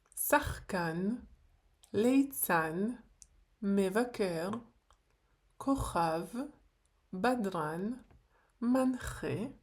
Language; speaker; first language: Hebrew; non-native, fluent; Ukrainian